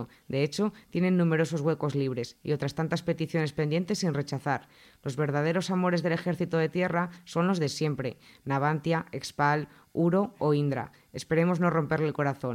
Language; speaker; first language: Spanish; native; Spanish